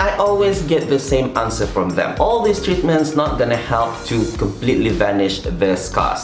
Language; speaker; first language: English; non-native, local second language; Malay